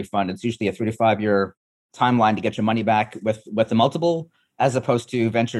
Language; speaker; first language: English; native; English